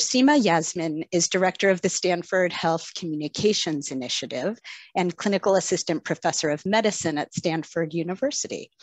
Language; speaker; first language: English; native; English